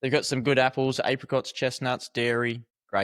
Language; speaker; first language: English; native; English